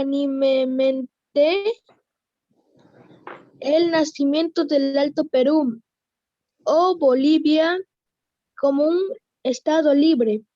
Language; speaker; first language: Spanish; native; Spanish